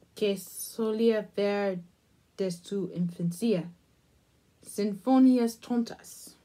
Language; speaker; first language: Spanish; non-native, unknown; English